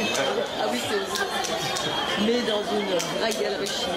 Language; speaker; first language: French; native; French